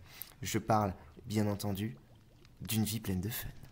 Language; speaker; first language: French; native; French